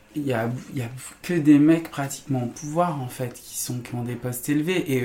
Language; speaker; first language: French; native; French